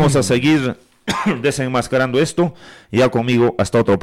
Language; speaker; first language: Spanish; native; Spanish